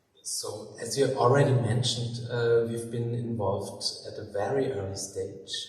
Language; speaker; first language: English; non-native, fluent; German